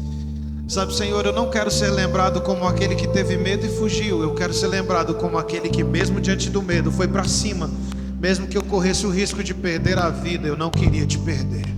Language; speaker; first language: Portuguese; native; Portuguese